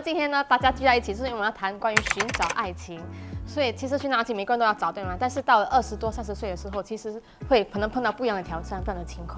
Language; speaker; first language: Chinese; native; Chinese